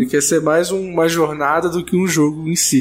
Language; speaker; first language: Portuguese; native; Portuguese